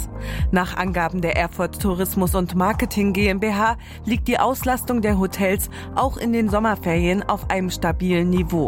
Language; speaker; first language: German; native; German